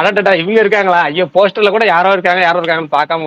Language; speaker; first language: Tamil; native; Tamil